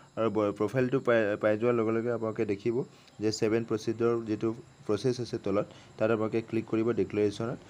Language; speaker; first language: Assamese; non-native, local second language; Karbi